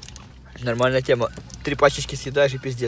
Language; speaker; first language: Russian; native; Russian